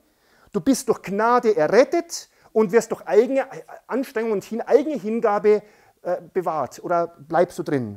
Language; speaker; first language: German; native; German